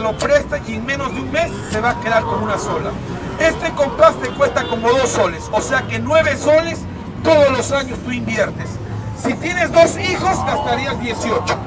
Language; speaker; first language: Spanish; native; Spanish